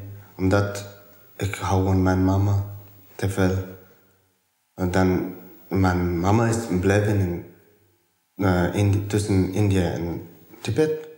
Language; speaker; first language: Dutch; non-native, learner; Tibetan